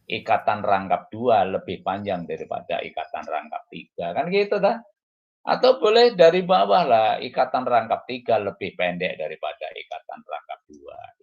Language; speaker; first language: Indonesian; native; Indonesian